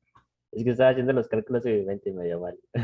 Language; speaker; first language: Spanish; native; Spanish